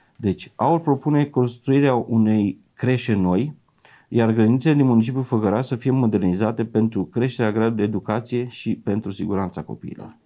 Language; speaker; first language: Romanian; native; Romanian